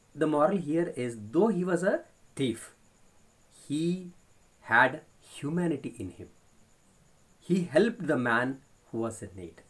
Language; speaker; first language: English; non-native, local second language; Kannada